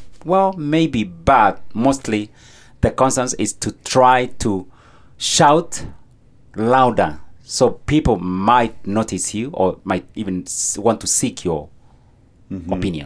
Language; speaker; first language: English; non-native, local second language; Meru